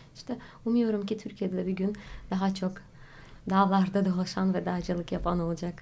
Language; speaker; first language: Turkish; non-native, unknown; Russian